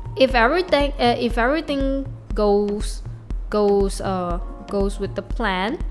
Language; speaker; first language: English; non-native, local second language; Chinese